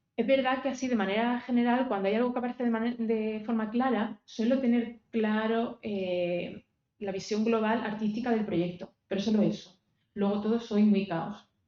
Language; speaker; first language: Spanish; native; Spanish